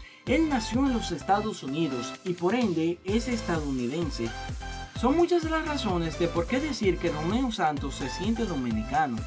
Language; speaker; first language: Spanish; native; Spanish